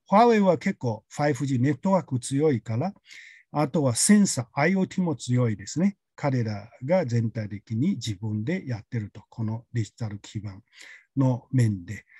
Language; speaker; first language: Japanese; non-native, fluent; Chinese